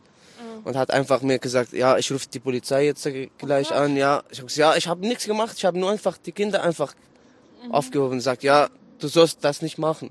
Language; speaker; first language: German; non-native, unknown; Arabic